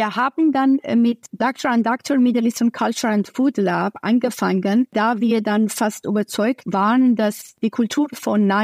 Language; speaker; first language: German; non-native, fluent; Persian